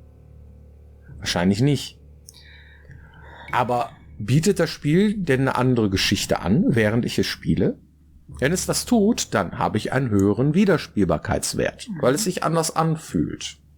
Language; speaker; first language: German; native; German